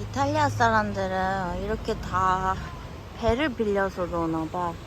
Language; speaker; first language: Korean; native; Korean